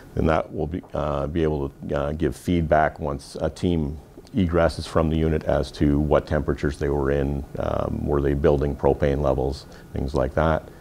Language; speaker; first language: English; native; English